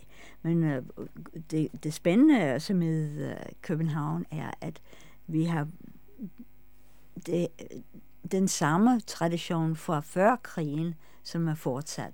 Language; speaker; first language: Danish; non-native, fluent; English